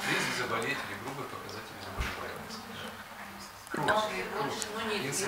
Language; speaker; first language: Russian; native; Russian